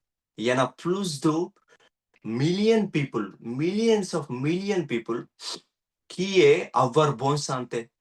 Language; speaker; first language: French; non-native, learner; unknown